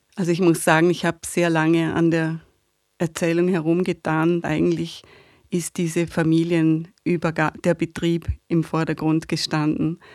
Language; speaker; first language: German; native; German